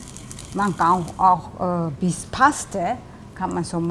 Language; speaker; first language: German; non-native, learner; Japanese